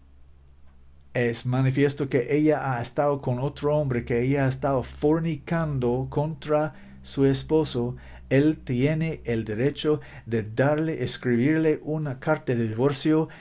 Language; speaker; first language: Spanish; non-native, learner; English